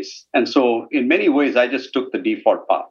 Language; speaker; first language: English; non-native, local second language; Tamil